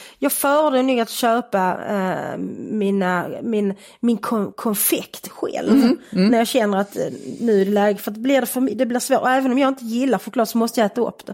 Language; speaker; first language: Swedish; native; Swedish